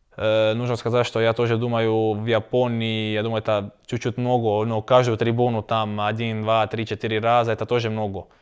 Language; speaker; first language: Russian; non-native, learner; Croatian